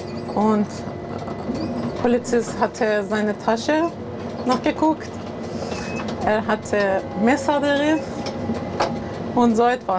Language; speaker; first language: German; non-native, learner; Persian